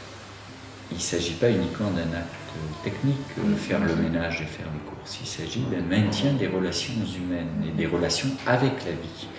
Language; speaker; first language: French; native; French